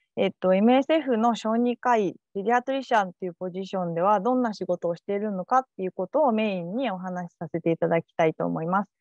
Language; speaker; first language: Japanese; native; Japanese